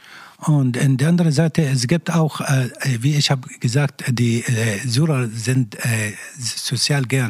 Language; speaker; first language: German; non-native, learner; Arabic